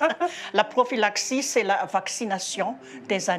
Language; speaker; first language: French; non-native, local second language; Malagasy